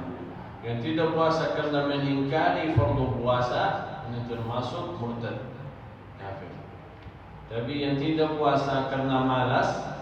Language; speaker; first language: Indonesian; non-native, fluent; Arabic